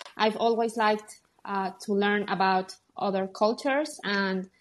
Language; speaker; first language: English; non-native, fluent; Spanish